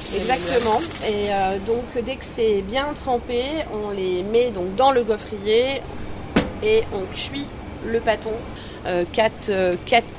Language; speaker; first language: French; native; French